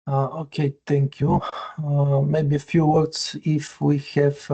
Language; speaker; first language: English; non-native, fluent; Bulgarian